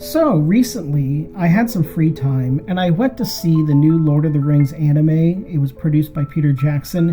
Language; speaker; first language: English; native; English